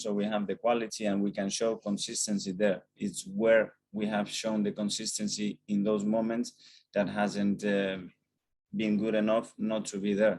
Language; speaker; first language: English; non-native, fluent; Spanish